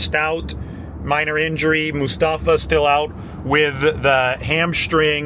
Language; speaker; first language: English; native; English